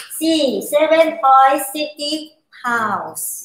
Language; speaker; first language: English; non-native, learner; Thai